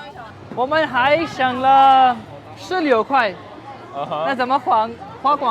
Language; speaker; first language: Chinese; non-native, fluent; Urdu